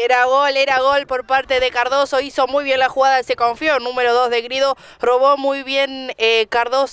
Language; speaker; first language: Spanish; native; Spanish